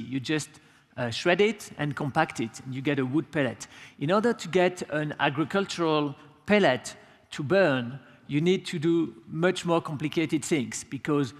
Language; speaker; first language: English; non-native, fluent; French